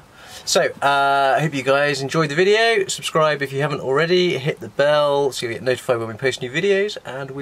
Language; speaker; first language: English; native; English